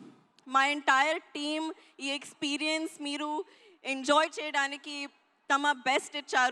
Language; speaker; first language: Telugu; non-native, local second language; Hindi